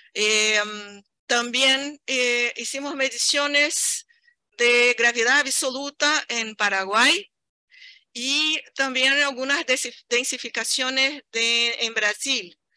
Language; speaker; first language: Spanish; non-native, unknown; Portuguese